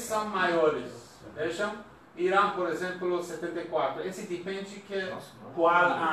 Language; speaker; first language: Portuguese; non-native, learner; Persian